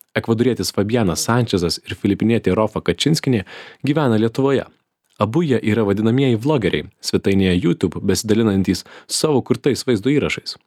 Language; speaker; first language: Lithuanian; native; Lithuanian